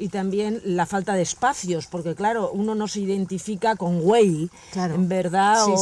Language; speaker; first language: Spanish; native; Spanish